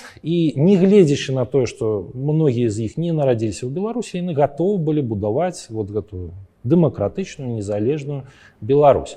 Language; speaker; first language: Belarusian; native; Belarusian